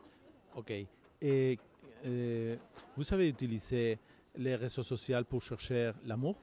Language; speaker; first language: French; non-native, learner; Spanish